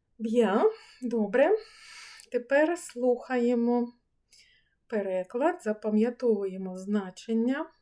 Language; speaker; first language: Ukrainian; native; Ukrainian